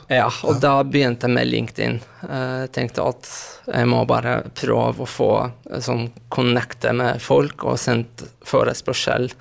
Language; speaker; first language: Norwegian; non-native, fluent; Arabic